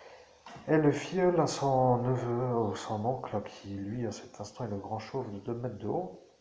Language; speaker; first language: French; native; French